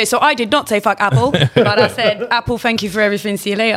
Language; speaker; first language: English; native; English